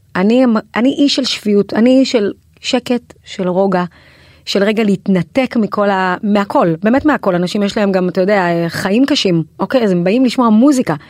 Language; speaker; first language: Hebrew; native; Hebrew